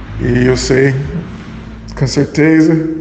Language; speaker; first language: Portuguese; non-native, fluent; English